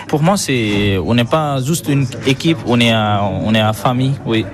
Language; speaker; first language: French; non-native, learner; Bangla